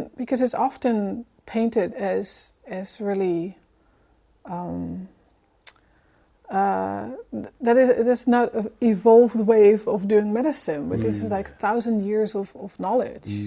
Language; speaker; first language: English; non-native, fluent; Dutch